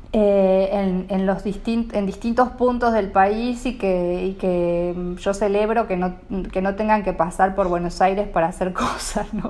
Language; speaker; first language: Spanish; native; Spanish